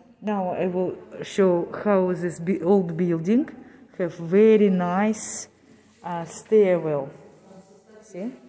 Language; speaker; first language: English; non-native, learner; Russian